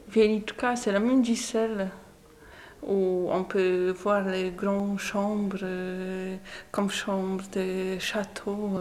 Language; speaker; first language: French; non-native, fluent; Polish